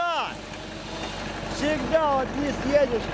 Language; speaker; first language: Russian; native; Russian